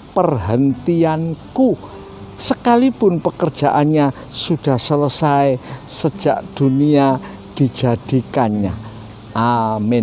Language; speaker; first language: Indonesian; native; Indonesian